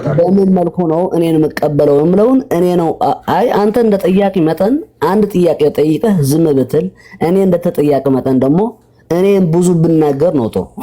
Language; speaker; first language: Amharic; non-native, local second language; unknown